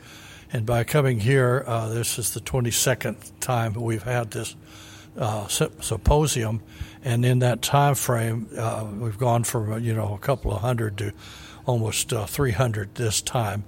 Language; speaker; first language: English; native; English